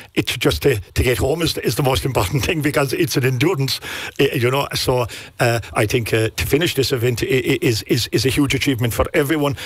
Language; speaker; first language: English; native; English